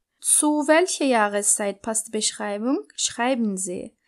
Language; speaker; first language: German; non-native, fluent; Turkish